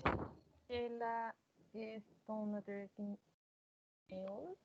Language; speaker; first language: French; non-native, learner; Spanish